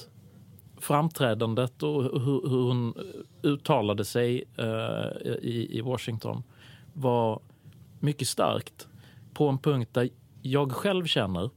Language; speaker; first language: Swedish; native; Swedish